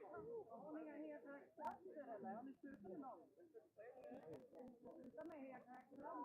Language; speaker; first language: Swedish; native; Swedish